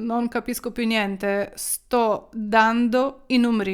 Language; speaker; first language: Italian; non-native, fluent; Ukrainian